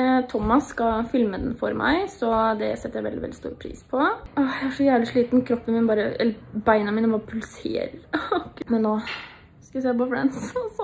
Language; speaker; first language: Norwegian; native; Norwegian